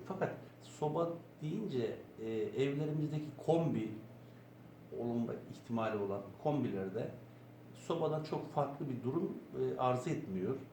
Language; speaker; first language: Turkish; native; Turkish